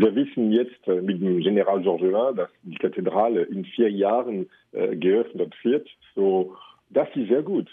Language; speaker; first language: German; non-native, fluent; French